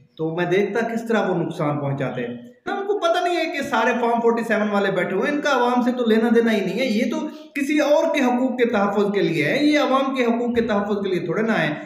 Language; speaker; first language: Urdu; non-native, local second language; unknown